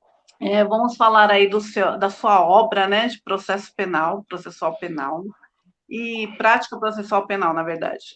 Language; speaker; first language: Portuguese; native; Portuguese